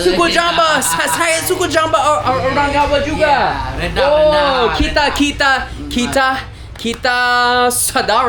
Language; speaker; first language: Indonesian; non-native, learner; English